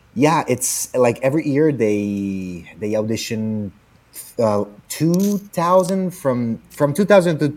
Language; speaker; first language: English; non-native, fluent; Italian